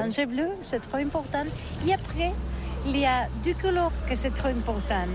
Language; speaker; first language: French; non-native, learner; Catalan